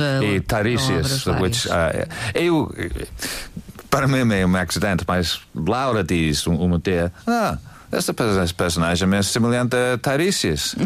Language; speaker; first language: Portuguese; non-native, learner; English